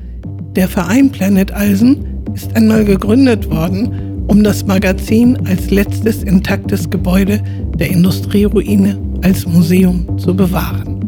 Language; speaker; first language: German; native; German